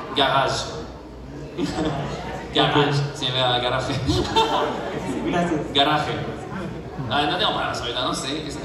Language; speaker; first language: Spanish; non-native, fluent; French